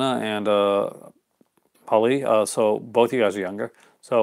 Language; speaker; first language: English; native; English